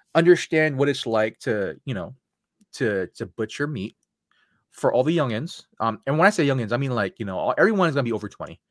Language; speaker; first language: English; early bilingual, other home language; Filipino